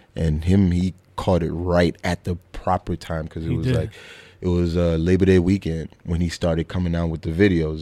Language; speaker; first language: English; native; English